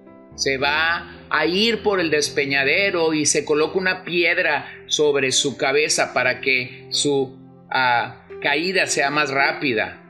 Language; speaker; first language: Spanish; native; Spanish